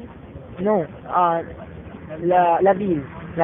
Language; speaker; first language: French; non-native, learner; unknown